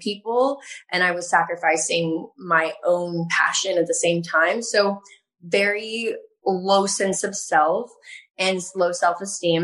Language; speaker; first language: English; native; English